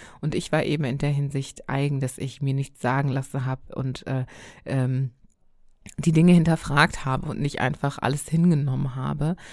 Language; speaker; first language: German; early bilingual, other home language; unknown